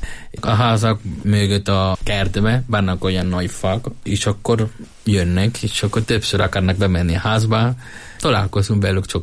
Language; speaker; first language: Hungarian; non-native, learner; Spanish